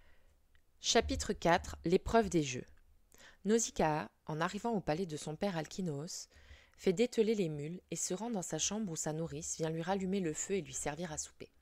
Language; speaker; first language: French; native; French